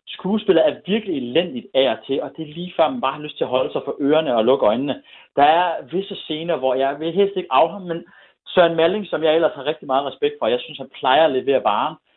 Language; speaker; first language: Danish; native; Danish